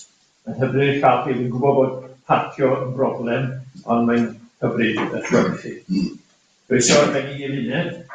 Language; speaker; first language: Welsh; native; Welsh